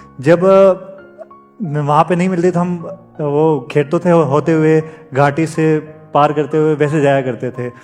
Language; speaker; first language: Hindi; native; Hindi